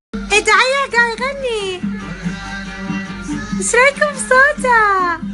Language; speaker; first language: Arabic; native; Arabic